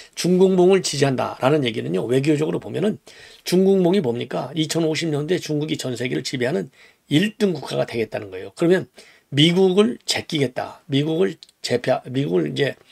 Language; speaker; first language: Korean; native; Korean